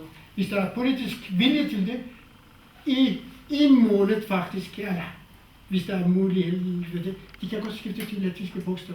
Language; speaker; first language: Danish; non-native, fluent; Kurdish